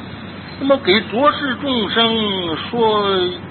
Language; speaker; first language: Chinese; native; Chinese